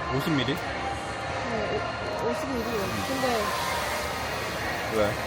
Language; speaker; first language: Korean; non-native, learner; Vietnamese